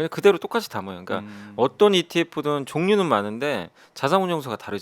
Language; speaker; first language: Korean; native; Korean